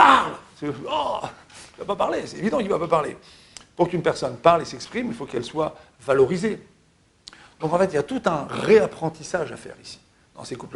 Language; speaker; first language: French; native; French